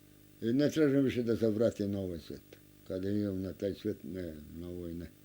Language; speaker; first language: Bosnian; non-native, local second language; Romanian